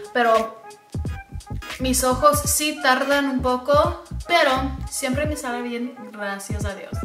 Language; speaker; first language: Spanish; early bilingual, other home language; English